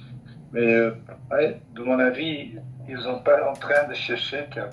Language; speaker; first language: French; non-native, local second language; Dutch